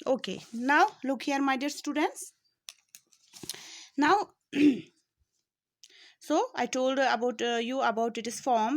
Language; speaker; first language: English; non-native, local second language; Urdu